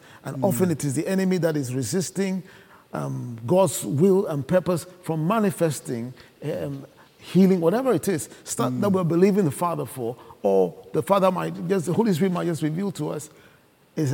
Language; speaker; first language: English; non-native, local second language; Akan